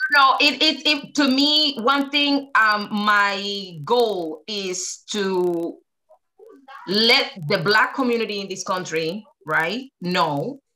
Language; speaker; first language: English; early bilingual, other home language; Spanish